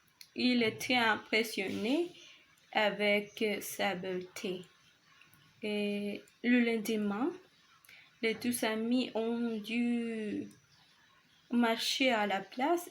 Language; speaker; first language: French; non-native, learner; Spanish